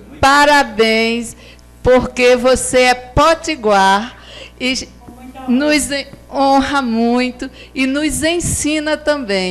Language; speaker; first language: Portuguese; native; Portuguese